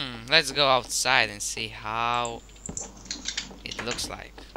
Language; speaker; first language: English; non-native, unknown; Romanian